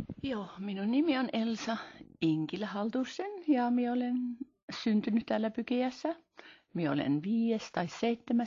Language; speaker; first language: Finnish; early bilingual, heritage; Finnish